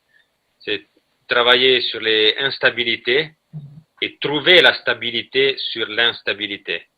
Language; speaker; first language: French; non-native, fluent; Italian